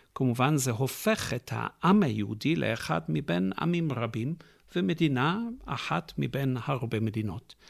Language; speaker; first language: Hebrew; non-native, fluent; English